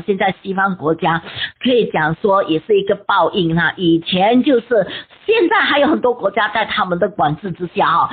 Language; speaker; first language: Chinese; native; Chinese